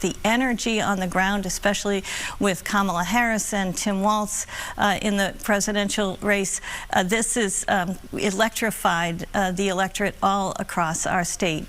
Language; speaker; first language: English; native; English